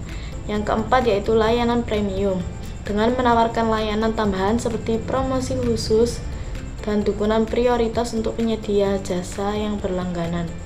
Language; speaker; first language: Indonesian; native; Indonesian